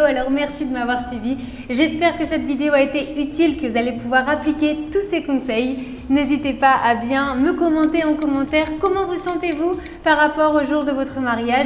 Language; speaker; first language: French; native; French